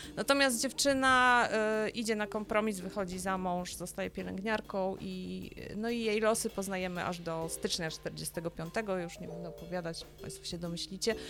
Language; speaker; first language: Polish; native; Polish